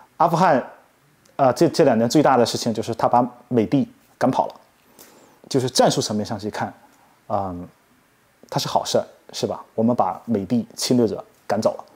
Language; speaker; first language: Chinese; native; Chinese